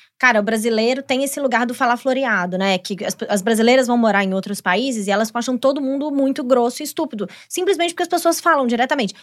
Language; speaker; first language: Portuguese; native; Portuguese